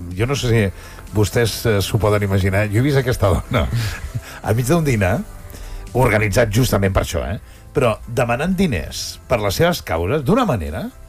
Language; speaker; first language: Catalan; native; Catalan